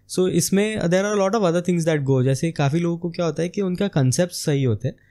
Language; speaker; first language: Hindi; non-native, local second language; Gujarati